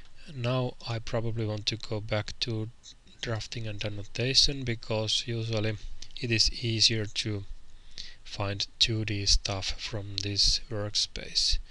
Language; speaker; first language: English; non-native, fluent; Finnish